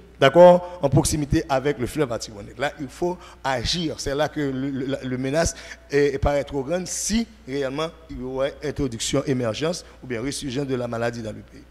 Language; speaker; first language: French; non-native, local second language; Haitian Creole